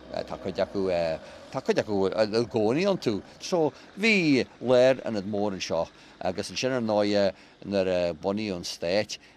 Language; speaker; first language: Irish; native; Irish